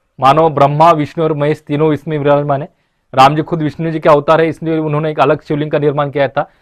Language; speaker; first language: Hindi; non-native, local second language; Marathi